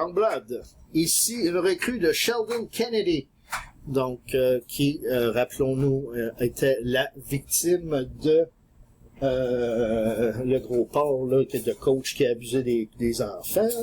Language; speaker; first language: French; native; French